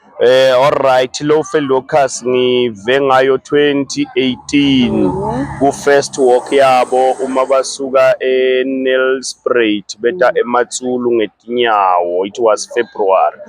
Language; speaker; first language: Zulu; non-native, local second language; Swati